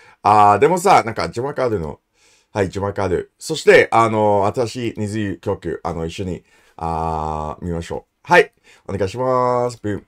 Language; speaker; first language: Japanese; non-native, learner; English